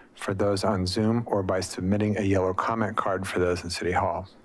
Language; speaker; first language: English; native; English